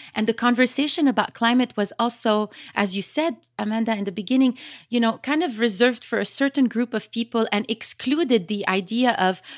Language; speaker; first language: English; early bilingual, other home language; Arabic